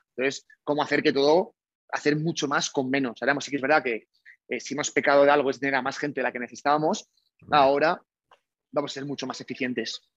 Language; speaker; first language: Spanish; native; Spanish